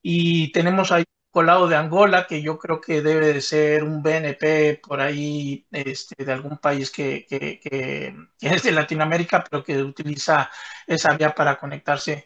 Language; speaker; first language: Spanish; native; Spanish